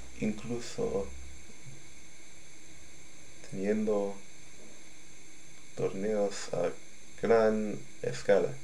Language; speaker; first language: Spanish; non-native, learner; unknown